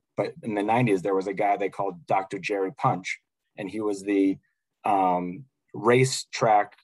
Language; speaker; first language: English; native; English